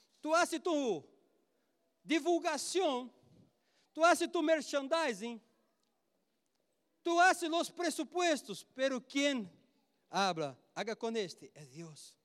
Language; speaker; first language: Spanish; non-native, learner; Portuguese